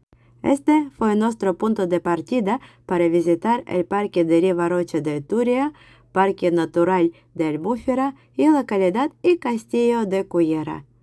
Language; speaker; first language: Spanish; non-native, fluent; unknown